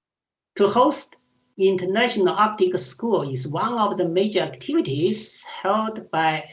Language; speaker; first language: English; non-native, fluent; Chinese